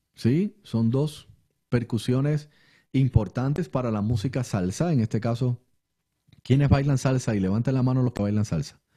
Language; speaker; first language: Spanish; native; Spanish